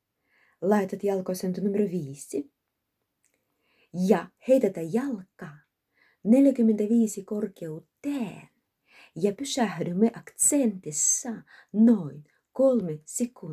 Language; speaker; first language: Finnish; non-native, learner; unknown